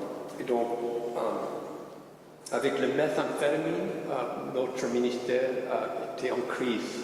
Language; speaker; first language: French; non-native, fluent; English